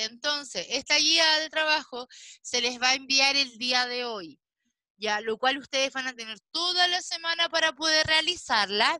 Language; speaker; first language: Spanish; native; Spanish